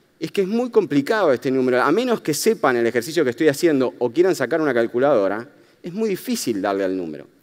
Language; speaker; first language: Spanish; native; Spanish